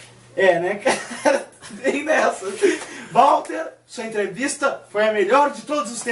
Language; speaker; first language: Portuguese; native; Portuguese